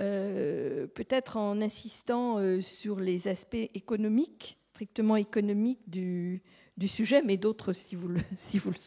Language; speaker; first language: French; native; French